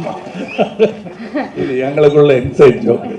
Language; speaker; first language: Tamil; native; Tamil